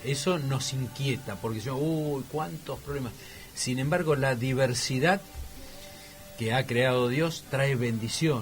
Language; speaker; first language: Spanish; native; Spanish